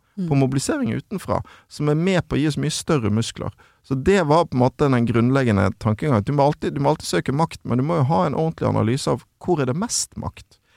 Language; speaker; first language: Norwegian; native; Norwegian